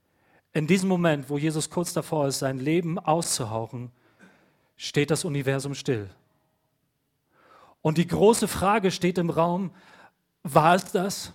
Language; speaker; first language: German; native; German